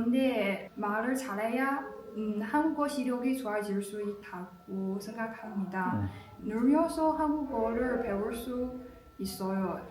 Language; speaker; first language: Korean; non-native, learner; Chinese